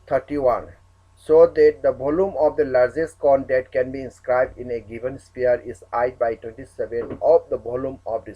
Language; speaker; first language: English; non-native, local second language; Manipuri